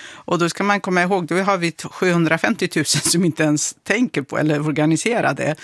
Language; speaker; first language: Swedish; early bilingual, other home language; Kurdish